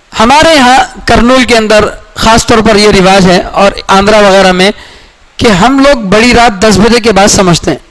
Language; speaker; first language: Urdu; native; Urdu